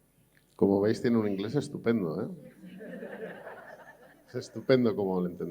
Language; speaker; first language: Spanish; native; Spanish